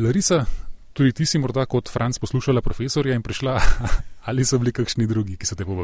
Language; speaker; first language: Slovenian; native; Slovenian